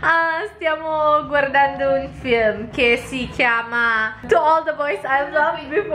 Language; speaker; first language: Italian; non-native, fluent; Filipino